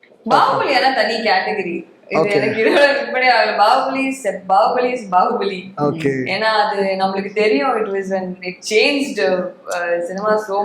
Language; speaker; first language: Tamil; native; Tamil